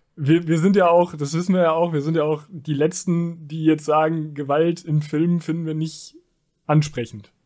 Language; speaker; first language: German; native; German